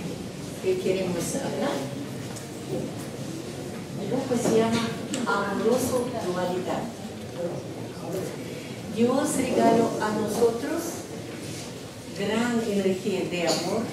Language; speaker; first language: Spanish; non-native, learner; Russian